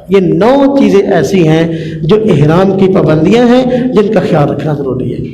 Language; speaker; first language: Urdu; non-native, local second language; Punjabi